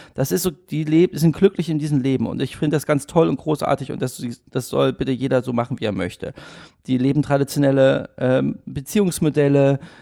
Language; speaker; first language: German; native; German